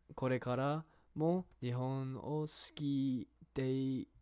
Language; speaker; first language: Japanese; non-native, learner; English